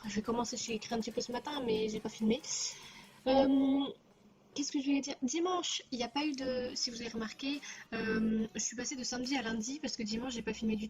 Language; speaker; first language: French; native; French